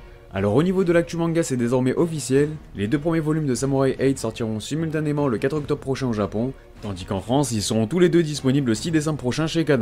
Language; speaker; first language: French; native; French